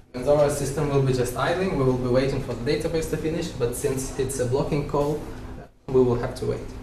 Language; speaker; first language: English; non-native, fluent; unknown